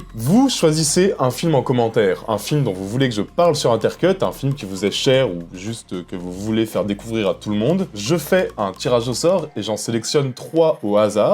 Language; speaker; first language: French; native; French